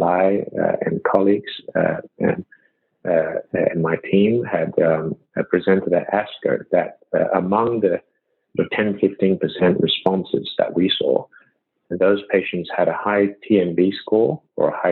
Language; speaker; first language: English; native; English